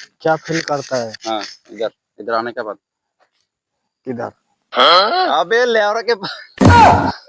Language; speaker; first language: Hindi; non-native, learner; Bangla